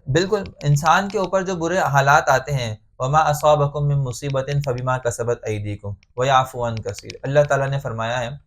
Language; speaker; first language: Urdu; native; Urdu